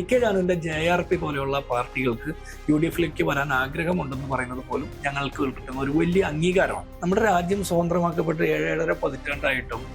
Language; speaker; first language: Malayalam; native; Malayalam